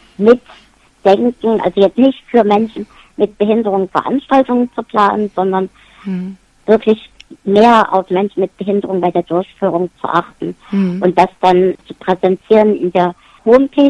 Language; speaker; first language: German; native; German